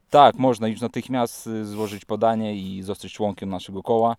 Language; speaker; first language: Polish; non-native, fluent; Russian